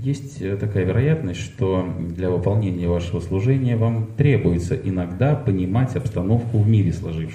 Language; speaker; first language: Russian; native; Russian